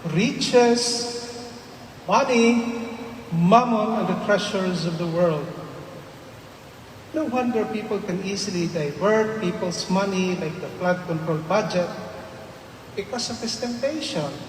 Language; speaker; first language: English; non-native, local second language; Filipino